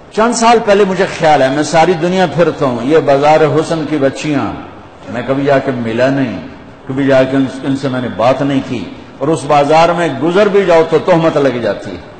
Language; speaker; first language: Urdu; non-native, local second language; Punjabi